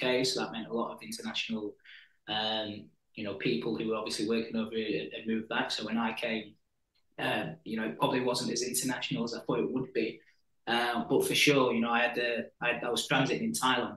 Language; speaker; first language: English; native; English